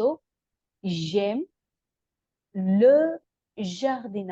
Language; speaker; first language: French; non-native, fluent; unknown